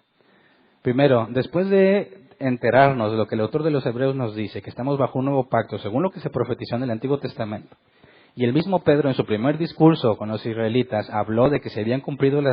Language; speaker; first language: Spanish; native; Spanish